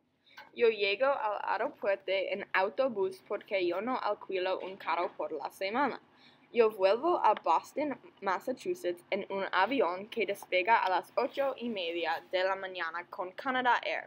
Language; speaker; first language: Spanish; non-native, learner; English